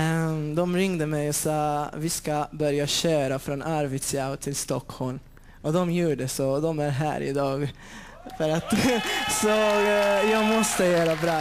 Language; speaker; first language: Swedish; non-native, fluent; Maltese